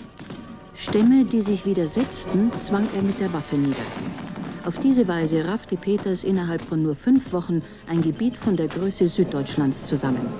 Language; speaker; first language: German; native; German